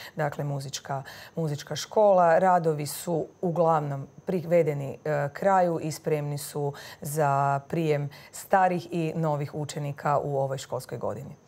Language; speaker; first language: Croatian; native; Croatian